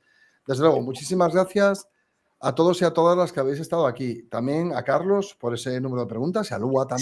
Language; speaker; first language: Spanish; native; Spanish